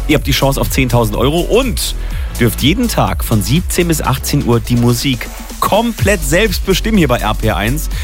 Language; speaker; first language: German; native; German